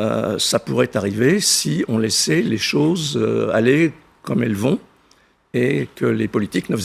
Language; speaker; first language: French; native; French